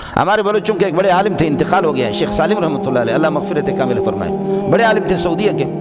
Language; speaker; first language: Urdu; non-native, local second language; Baluchi